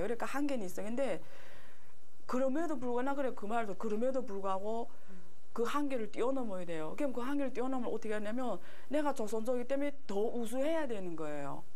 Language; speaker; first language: Korean; early bilingual, heritage; Korean